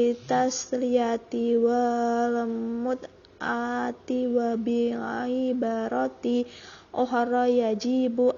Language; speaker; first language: Arabic; non-native, learner; Indonesian